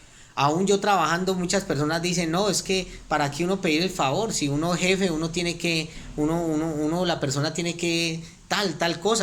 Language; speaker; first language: Spanish; native; Spanish